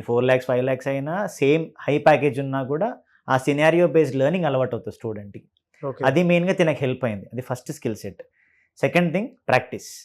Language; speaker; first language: Telugu; native; Telugu